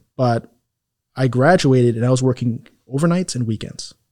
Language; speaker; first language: English; native; English